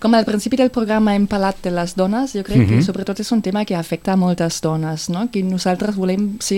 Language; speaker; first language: Catalan; non-native, fluent; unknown